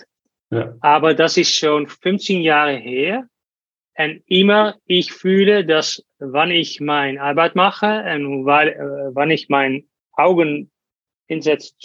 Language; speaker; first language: German; non-native, learner; Dutch